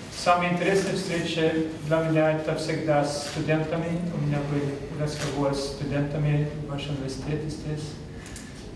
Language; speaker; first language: Russian; non-native, fluent; Swedish